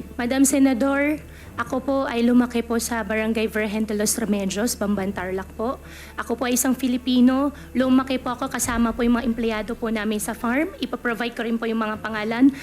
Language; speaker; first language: Filipino; native; Filipino